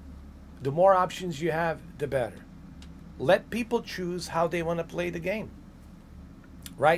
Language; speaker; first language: English; native; English